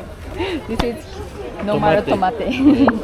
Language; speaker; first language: English; non-native, learner; Japanese